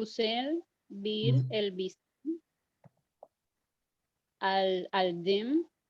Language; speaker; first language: Turkish; non-native, learner; Spanish